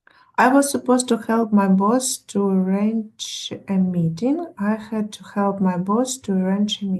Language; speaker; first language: English; non-native, learner; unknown